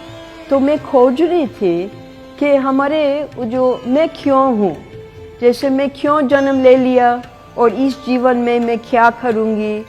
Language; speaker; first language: Hindi; non-native, fluent; English